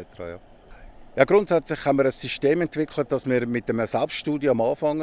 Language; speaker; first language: German; native; German